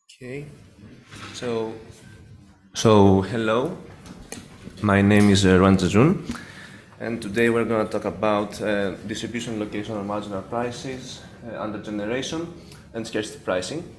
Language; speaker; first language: English; non-native, fluent; Greek